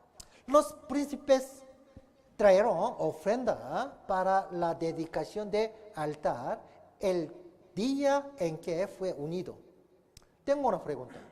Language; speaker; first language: Spanish; non-native, learner; Korean